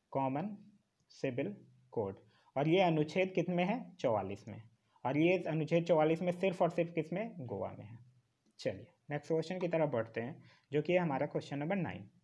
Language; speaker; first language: Hindi; native; Hindi